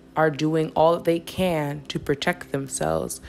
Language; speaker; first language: English; native; English